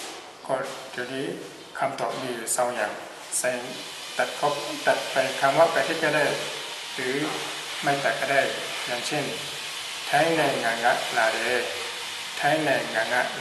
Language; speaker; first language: Thai; native; Thai